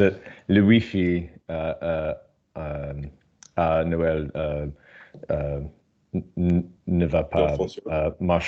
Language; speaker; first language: French; non-native, learner; English